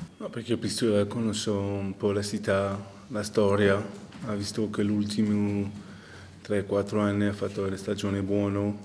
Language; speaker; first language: Italian; non-native, local second language; French